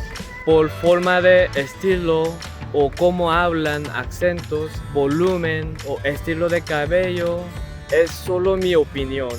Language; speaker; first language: Spanish; non-native, learner; Korean